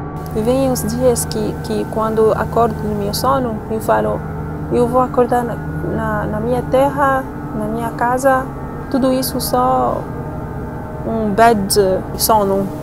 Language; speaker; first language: Portuguese; non-native, learner; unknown